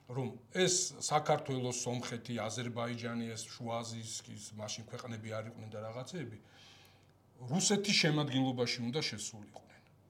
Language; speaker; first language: Georgian; native; Georgian